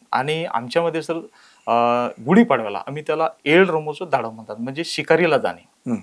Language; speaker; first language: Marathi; non-native, local second language; Lambadi